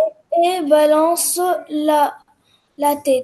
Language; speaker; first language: French; non-native, learner; Arabic